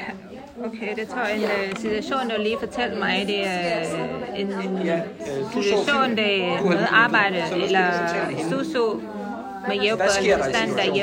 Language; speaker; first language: Danish; non-native, learner; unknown